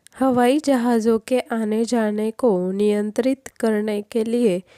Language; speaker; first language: Hindi; non-native, local second language; Marathi